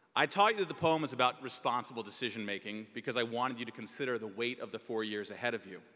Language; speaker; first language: English; native; English